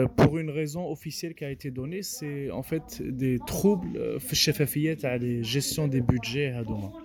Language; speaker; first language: French; non-native, local second language; Arabic